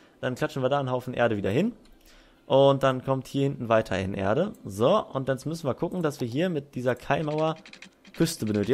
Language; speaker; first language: German; native; German